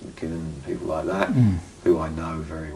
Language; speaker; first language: English; native; English